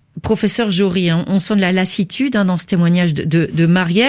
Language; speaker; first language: French; native; French